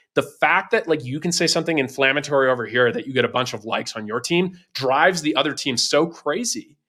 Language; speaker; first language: English; native; English